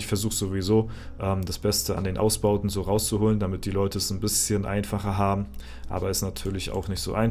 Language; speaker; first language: German; native; German